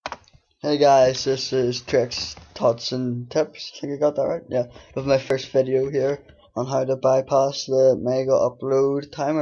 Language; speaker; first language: English; native; English